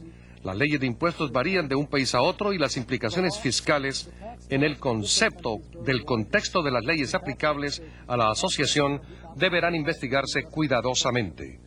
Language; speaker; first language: Spanish; native; Spanish